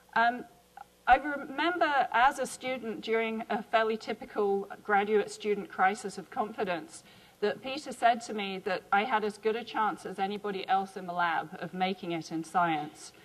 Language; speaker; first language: English; native; English